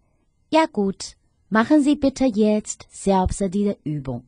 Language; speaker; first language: German; non-native, fluent; Chinese